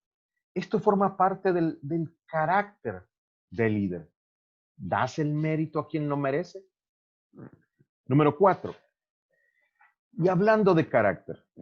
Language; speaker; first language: Spanish; native; Spanish